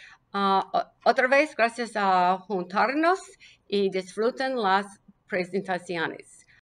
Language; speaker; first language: Spanish; non-native, learner; English